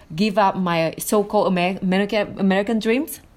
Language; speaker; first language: English; non-native, fluent; Vietnamese